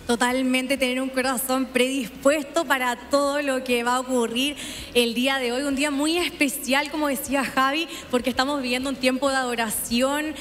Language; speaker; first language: Spanish; native; Spanish